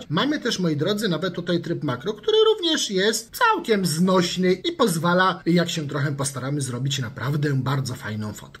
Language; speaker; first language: Polish; native; Polish